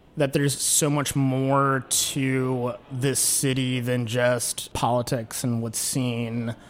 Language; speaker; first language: English; native; English